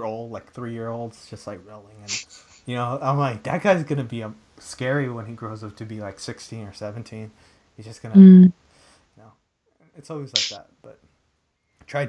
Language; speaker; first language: English; native; English